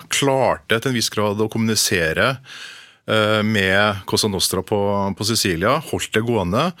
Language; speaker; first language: Norwegian; native; Norwegian